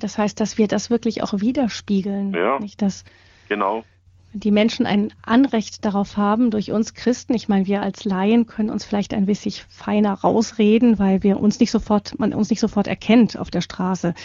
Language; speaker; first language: German; native; German